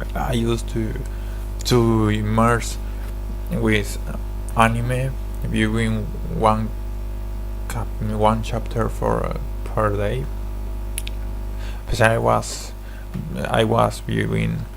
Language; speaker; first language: English; non-native, learner; Spanish